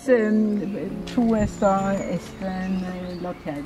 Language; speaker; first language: Spanish; non-native, learner; Norwegian